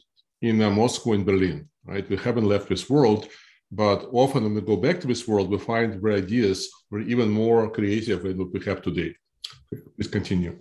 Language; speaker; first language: English; non-native, fluent; Russian